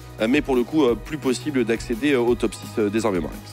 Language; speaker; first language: French; native; French